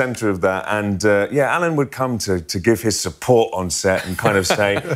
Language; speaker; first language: English; native; English